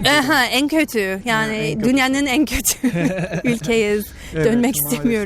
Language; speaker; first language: Turkish; non-native, learner; English